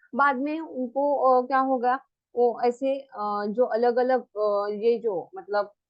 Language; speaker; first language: Hindi; non-native, local second language; Marathi